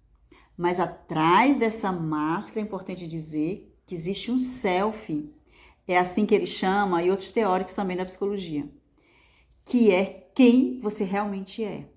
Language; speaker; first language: Portuguese; native; Portuguese